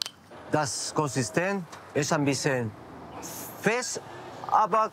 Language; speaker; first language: German; non-native, learner; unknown